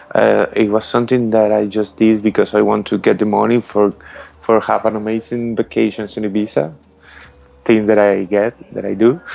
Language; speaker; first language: English; non-native, learner; Spanish